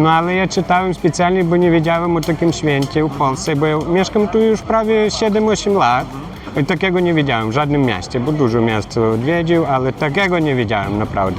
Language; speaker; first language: Polish; non-native, learner; Ukrainian